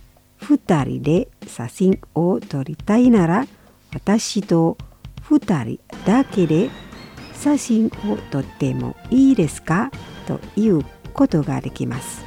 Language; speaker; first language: Japanese; non-native, fluent; Indonesian